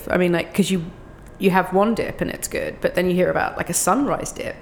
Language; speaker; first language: English; native; English